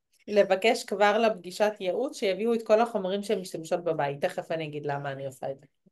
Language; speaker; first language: Hebrew; native; Hebrew